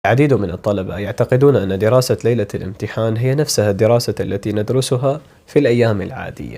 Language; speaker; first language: Arabic; native; Arabic